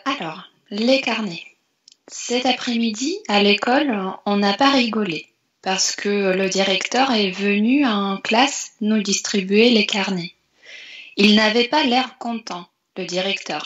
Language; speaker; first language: French; non-native, fluent; Russian